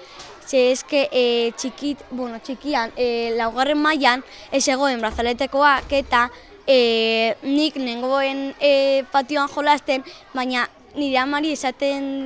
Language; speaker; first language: Basque; non-native, local second language; Spanish